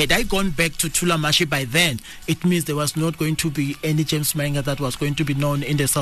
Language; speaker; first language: English; non-native, local second language; Tsonga